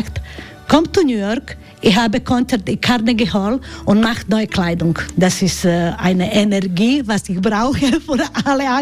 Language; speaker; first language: German; non-native, learner; Croatian